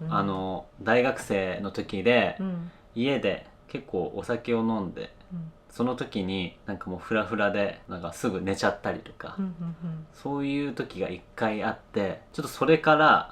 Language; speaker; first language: Japanese; native; Japanese